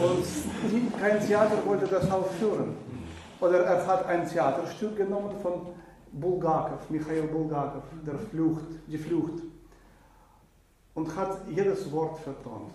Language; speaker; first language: German; non-native, fluent; Russian